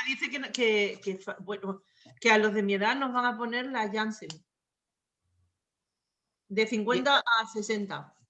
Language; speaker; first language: Spanish; native; Spanish